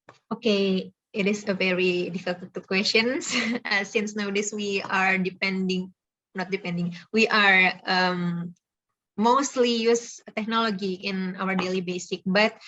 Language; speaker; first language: English; non-native, fluent; Indonesian